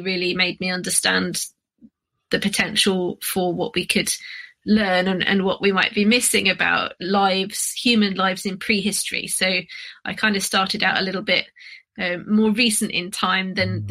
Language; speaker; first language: English; native; English